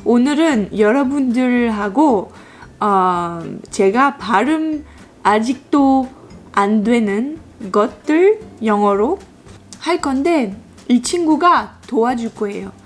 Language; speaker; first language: Korean; non-native, fluent; French